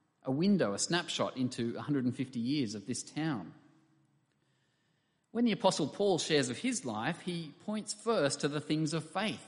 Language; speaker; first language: English; native; English